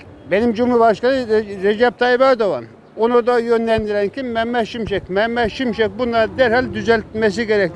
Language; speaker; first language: Turkish; native; Turkish